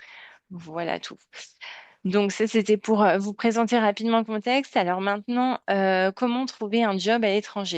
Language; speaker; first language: French; native; French